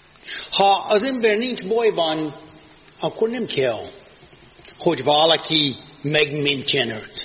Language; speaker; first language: Hungarian; non-native, fluent; English